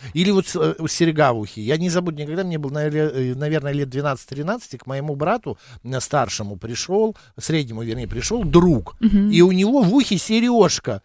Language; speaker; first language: Russian; native; Russian